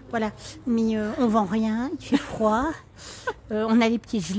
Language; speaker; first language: French; native; French